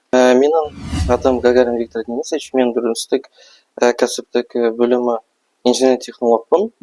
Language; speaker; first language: Kazakh; non-native, local second language; Russian